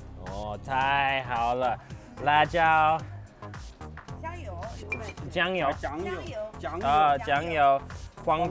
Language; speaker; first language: Chinese; non-native, learner; English